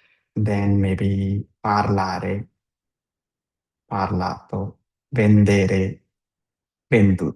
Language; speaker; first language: Italian; non-native, fluent; Tamil